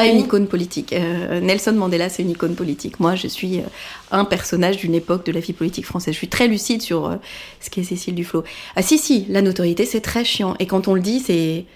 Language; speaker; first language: French; native; French